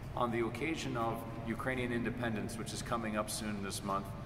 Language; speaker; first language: English; early bilingual, other home language; Ukrainian